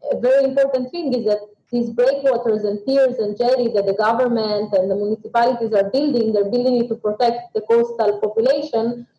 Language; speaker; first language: English; non-native, fluent; Russian